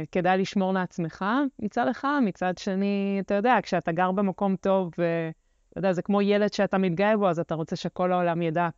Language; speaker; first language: Hebrew; early bilingual, other home language; Russian